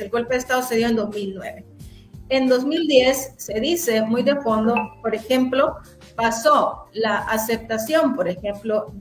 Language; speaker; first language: Spanish; native; Spanish